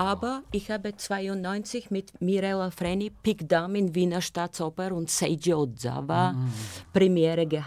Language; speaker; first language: German; non-native, learner; Bulgarian